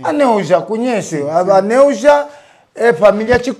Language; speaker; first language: Portuguese; non-native, local second language; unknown